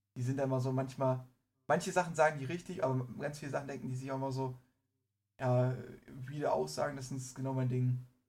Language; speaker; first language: German; early bilingual, other home language; Persian